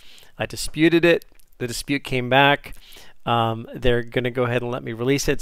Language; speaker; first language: English; native; English